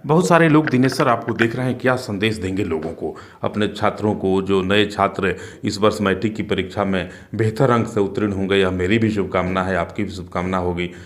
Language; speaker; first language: Hindi; native; Hindi